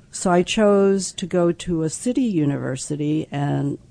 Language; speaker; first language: English; early bilingual, other home language; Cantonese